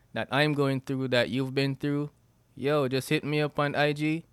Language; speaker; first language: English; non-native, local second language; Jamaican Creole English